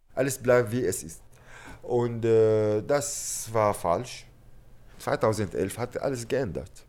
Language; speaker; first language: German; non-native, learner; Arabic